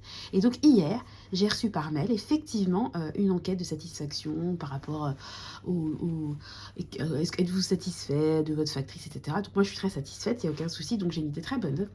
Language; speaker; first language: French; native; French